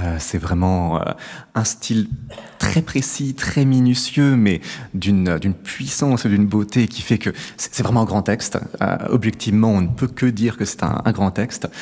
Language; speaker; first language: French; native; French